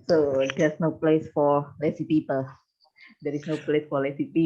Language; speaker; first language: English; non-native, fluent; Indonesian